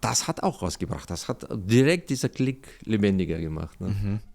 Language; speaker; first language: German; non-native, learner; Russian